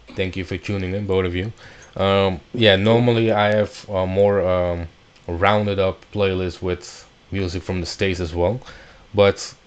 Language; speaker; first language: English; non-native, fluent; Dutch